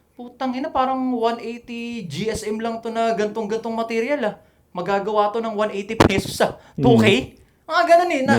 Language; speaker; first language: Filipino; native; Filipino